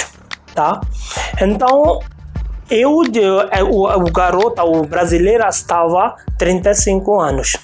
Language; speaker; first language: Portuguese; non-native, fluent; Hindi